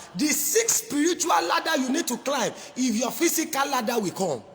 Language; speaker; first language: English; non-native, local second language; Yoruba